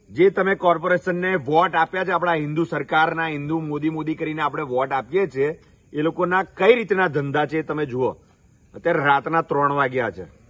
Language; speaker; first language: Gujarati; native; Gujarati